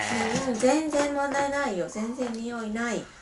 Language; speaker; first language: Japanese; non-native, learner; Vietnamese